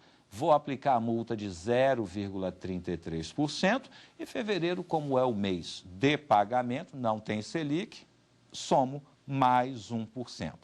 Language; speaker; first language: Portuguese; native; Portuguese